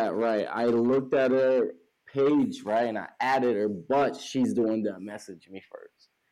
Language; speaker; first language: English; native; English